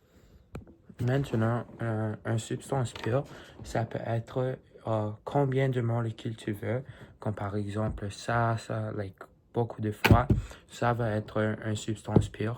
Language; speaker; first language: French; non-native, learner; English